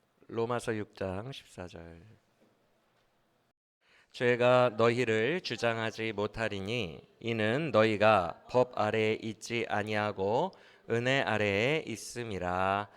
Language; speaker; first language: Korean; native; Korean